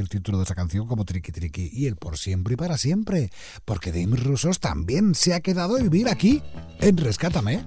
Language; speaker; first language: Spanish; native; Spanish